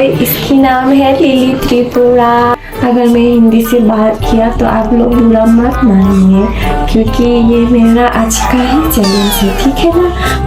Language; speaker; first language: Hindi; non-native, local second language; Kok Borok